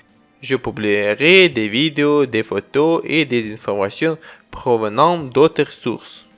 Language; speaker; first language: French; non-native, learner; Ukrainian